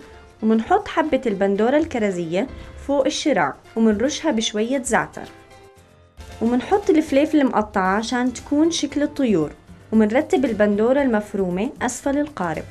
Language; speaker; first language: Arabic; native; Arabic